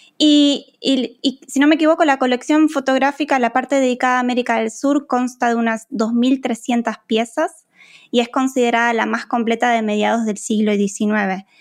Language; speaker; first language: Spanish; native; Spanish